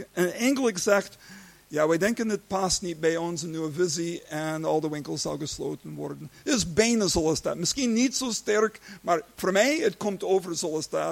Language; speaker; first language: Dutch; non-native, learner; English